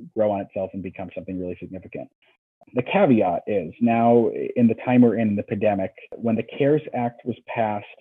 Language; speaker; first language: English; native; English